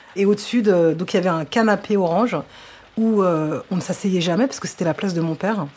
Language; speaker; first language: French; native; French